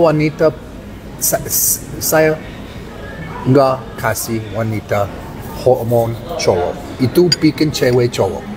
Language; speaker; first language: Indonesian; non-native, learner; English